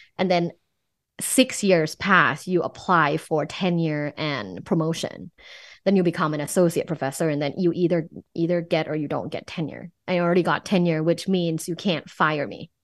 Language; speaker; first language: English; non-native, fluent; Thai